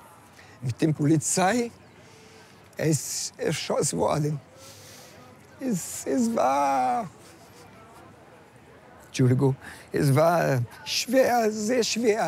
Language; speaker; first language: German; non-native, fluent; Portuguese